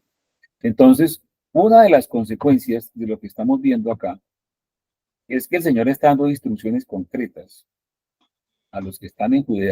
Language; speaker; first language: Spanish; native; Spanish